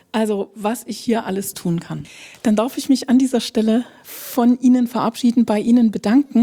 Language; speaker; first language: German; native; German